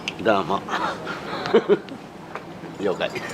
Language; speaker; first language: Japanese; native; Japanese